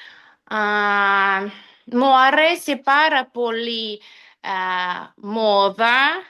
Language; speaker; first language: Greek; non-native, learner; Russian